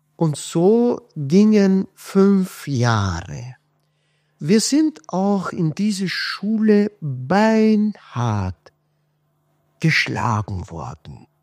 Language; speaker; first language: German; non-native, fluent; Kurdish